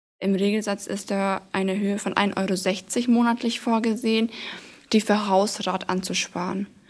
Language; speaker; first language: German; native; German